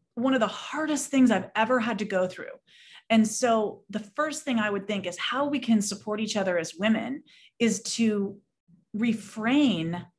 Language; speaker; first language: English; native; English